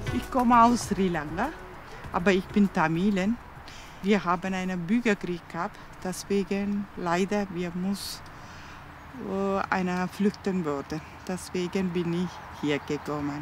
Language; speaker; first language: German; non-native, learner; Tamil